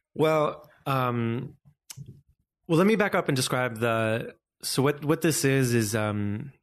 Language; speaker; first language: English; native; English